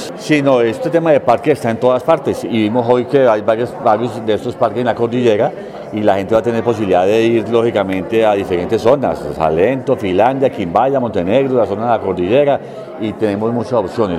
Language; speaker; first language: Spanish; native; Spanish